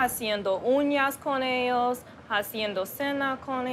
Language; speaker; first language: Spanish; non-native, learner; English